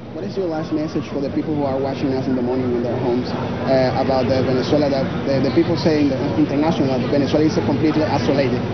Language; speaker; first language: English; non-native, fluent; Spanish